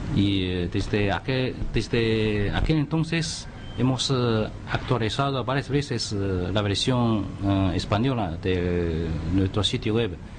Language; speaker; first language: Spanish; non-native, fluent; Chinese